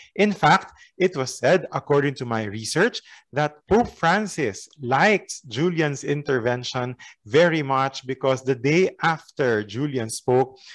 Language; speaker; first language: English; non-native, local second language; Filipino